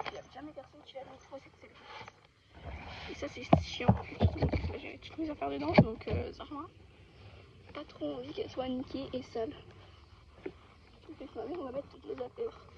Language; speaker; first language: French; native; French